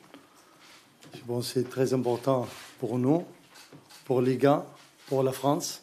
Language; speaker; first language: French; non-native, learner; Arabic